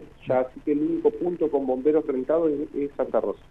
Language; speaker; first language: Spanish; native; Spanish